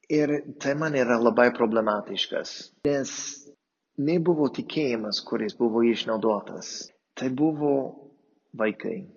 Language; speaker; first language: Lithuanian; non-native, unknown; English